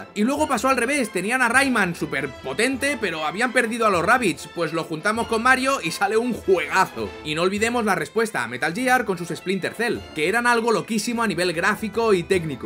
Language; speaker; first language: Spanish; native; Spanish